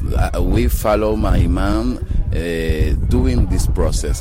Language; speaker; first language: English; non-native, learner; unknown